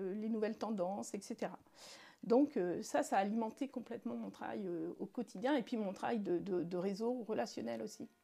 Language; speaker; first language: French; native; French